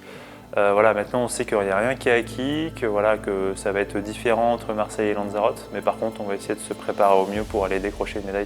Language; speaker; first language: French; native; French